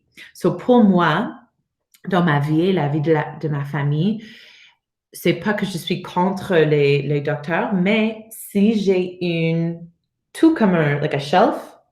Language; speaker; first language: French; non-native, learner; English